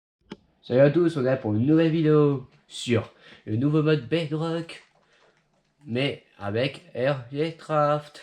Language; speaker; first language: French; native; French